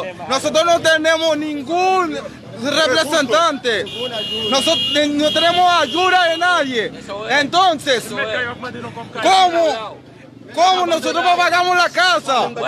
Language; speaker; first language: Spanish; non-native, fluent; Haitian Creole